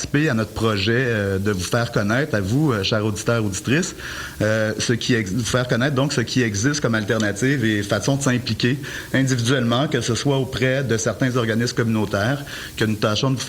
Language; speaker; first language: French; native; French